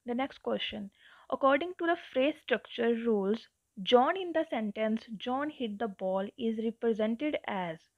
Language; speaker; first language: English; non-native, local second language; Punjabi